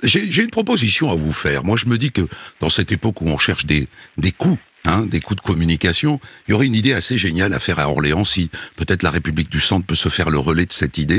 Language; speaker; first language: French; native; French